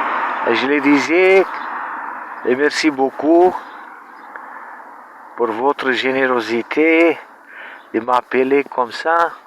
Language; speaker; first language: French; non-native, learner; Romanian